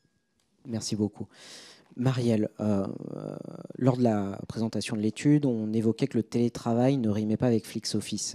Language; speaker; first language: French; native; French